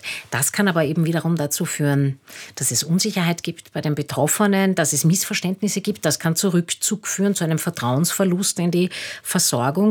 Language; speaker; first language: German; native; German